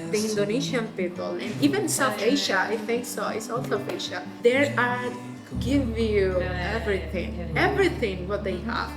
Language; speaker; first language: English; non-native, fluent; Spanish